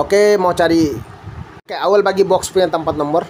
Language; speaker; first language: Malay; non-native, learner; Bangla